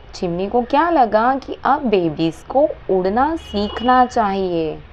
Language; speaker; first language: Hindi; non-native, local second language; Marathi